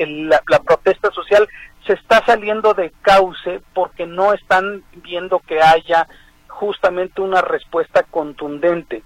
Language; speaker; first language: Spanish; native; Spanish